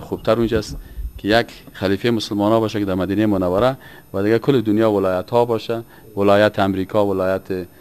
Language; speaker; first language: Persian; native; Persian